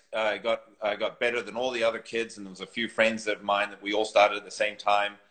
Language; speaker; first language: English; native; English